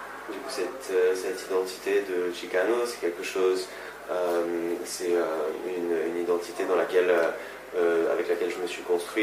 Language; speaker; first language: French; native; French